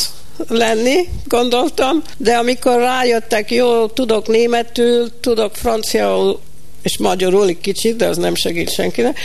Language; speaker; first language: Hungarian; early bilingual, heritage; Hungarian